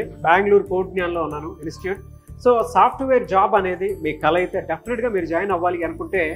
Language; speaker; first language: Telugu; native; Telugu